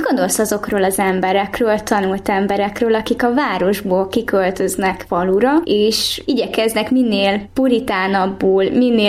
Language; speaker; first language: Hungarian; native; Hungarian